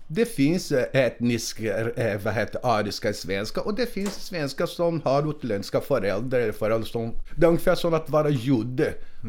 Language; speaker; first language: Swedish; non-native, fluent; Portuguese